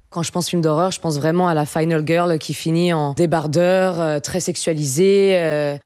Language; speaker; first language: French; native; French